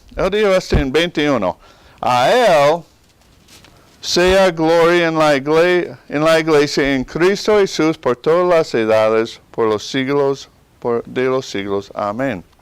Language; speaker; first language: Spanish; non-native, fluent; English